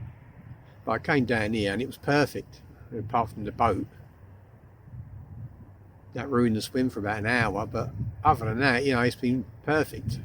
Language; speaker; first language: English; native; English